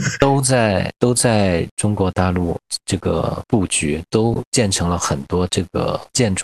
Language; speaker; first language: Chinese; native; Chinese